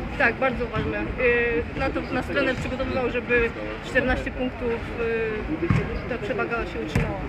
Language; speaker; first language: Polish; native; Polish